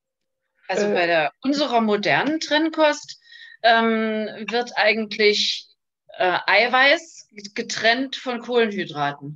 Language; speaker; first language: German; native; German